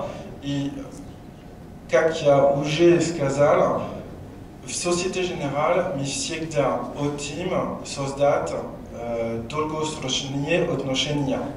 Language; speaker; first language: Russian; non-native, learner; French